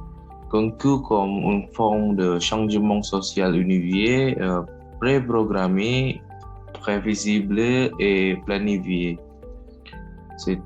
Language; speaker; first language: French; non-native, learner; Indonesian